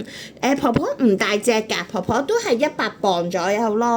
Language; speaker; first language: Cantonese; native; Cantonese